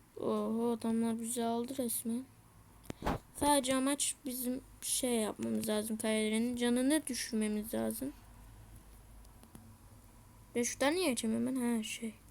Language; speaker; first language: Turkish; native; Turkish